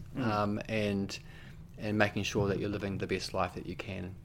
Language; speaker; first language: English; native; English